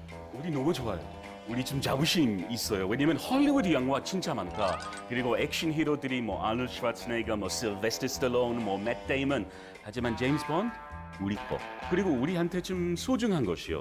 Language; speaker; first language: Korean; non-native, fluent; English